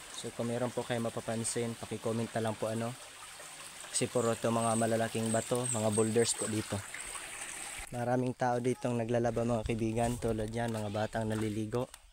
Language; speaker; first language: Filipino; non-native, local second language; Masbatenyo